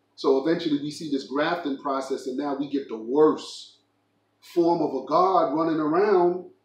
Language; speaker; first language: English; native; English